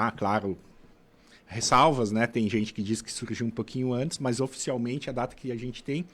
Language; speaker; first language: Portuguese; native; Portuguese